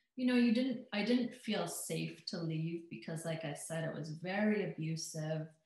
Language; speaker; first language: English; native; English